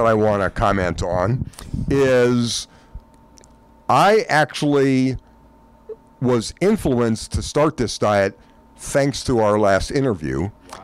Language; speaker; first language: English; native; English